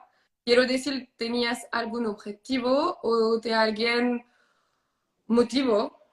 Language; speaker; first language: Spanish; non-native, learner; French